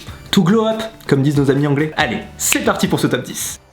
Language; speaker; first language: French; native; French